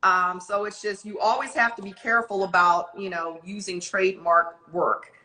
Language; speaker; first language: English; native; English